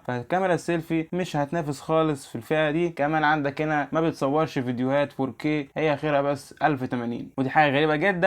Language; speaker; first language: Arabic; native; Arabic